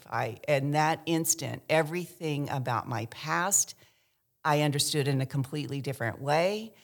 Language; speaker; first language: English; early bilingual, other home language; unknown